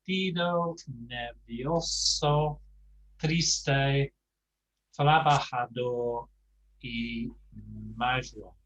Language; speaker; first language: Spanish; non-native, fluent; English